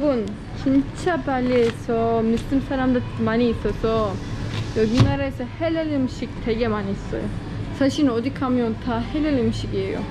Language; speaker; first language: Korean; non-native, learner; Turkish